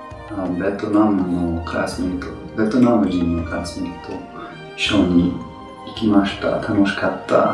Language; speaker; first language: Japanese; non-native, learner; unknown